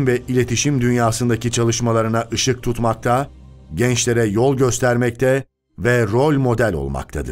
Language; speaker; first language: Turkish; native; Turkish